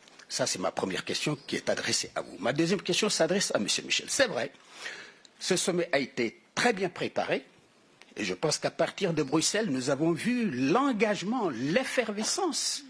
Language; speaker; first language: French; non-native, local second language; Wolof